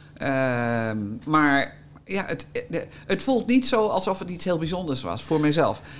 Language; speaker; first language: Dutch; native; Dutch